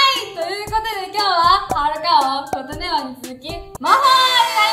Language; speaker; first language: Japanese; native; Japanese